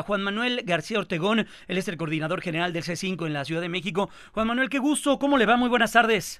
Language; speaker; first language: Spanish; native; Spanish